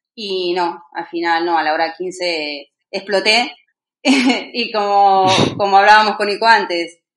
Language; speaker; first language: Spanish; native; Spanish